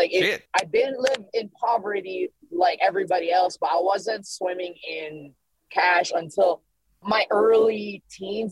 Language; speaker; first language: English; early bilingual, other home language; Filipino